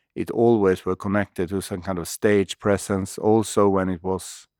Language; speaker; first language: English; non-native, fluent; Swedish